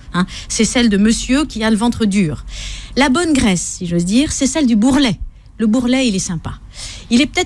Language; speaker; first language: French; native; French